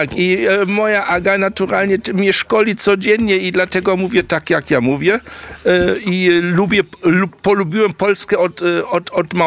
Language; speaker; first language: Polish; early bilingual, heritage; German